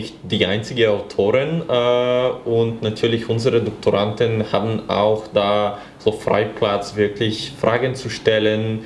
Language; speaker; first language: German; non-native, fluent; Bulgarian